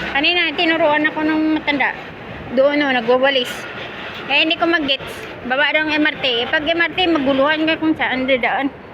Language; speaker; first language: Filipino; non-native, local second language; Hiligaynon